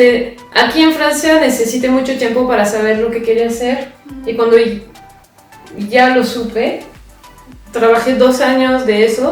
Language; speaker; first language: Spanish; non-native, fluent; French